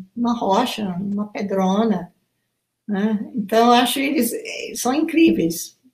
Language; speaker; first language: Portuguese; non-native, fluent; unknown